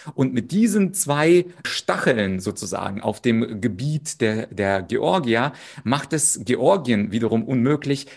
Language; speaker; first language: German; early bilingual, other home language; Russian